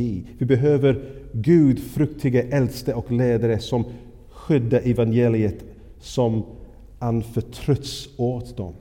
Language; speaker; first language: Swedish; non-native, fluent; English